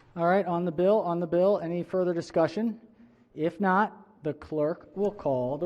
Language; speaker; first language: English; native; English